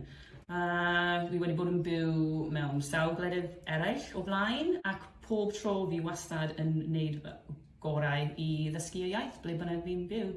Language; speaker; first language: Welsh; non-native, fluent; English